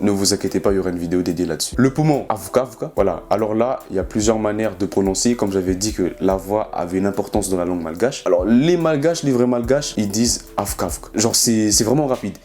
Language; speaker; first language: French; non-native, local second language; Malagasy